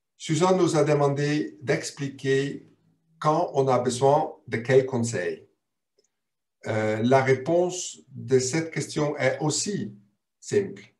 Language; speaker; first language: French; non-native, local second language; German